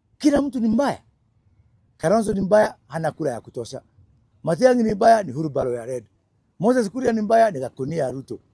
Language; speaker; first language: Swahili; native; Swahili